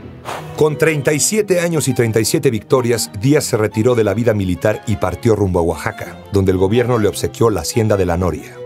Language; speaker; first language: Spanish; native; Spanish